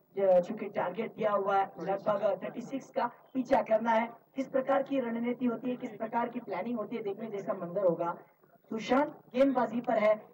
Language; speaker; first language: Hindi; non-native, local second language; Marathi